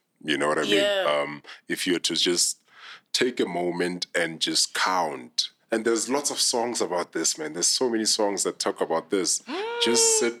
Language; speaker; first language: English; non-native, local second language; Southern Sotho